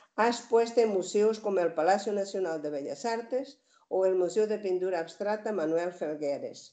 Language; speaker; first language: Spanish; native; Spanish